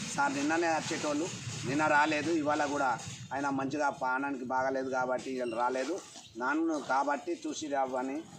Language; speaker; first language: Telugu; native; Telugu